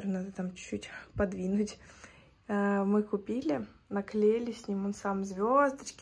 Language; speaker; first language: Russian; native; Russian